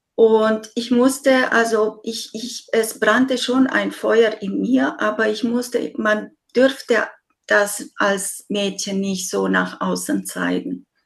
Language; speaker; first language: German; non-native, fluent; Romanian